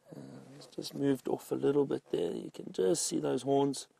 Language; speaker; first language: English; native; English